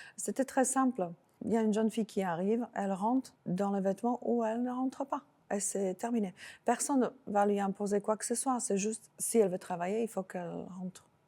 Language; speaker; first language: French; non-native, fluent; Slovak